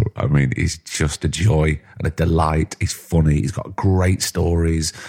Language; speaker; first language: English; native; English